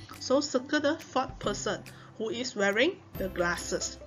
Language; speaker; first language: English; non-native, local second language; Chinese